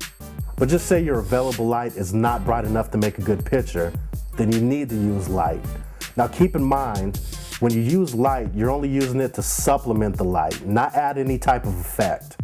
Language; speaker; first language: English; native; English